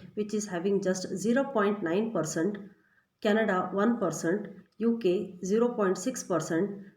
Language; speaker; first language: English; non-native, local second language; Kannada